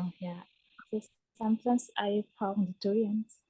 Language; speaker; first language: English; non-native, learner; Indonesian